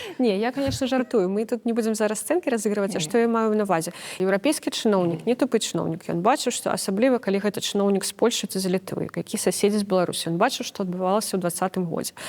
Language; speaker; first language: Belarusian; non-native, local second language; Russian